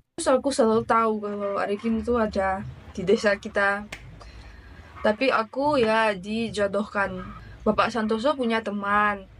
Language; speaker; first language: Indonesian; early bilingual, other home language; Russian